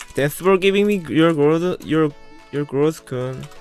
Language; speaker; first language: English; non-native, learner; Korean